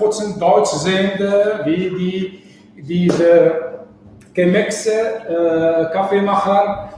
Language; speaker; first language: German; non-native, fluent; Arabic